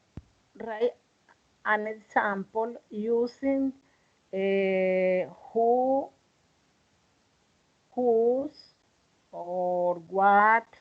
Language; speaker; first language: English; non-native, learner; Spanish